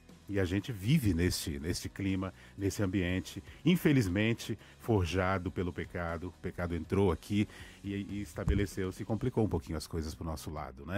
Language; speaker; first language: Portuguese; native; Portuguese